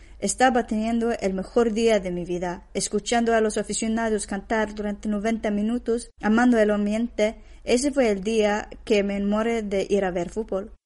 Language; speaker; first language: Spanish; non-native, fluent; Swedish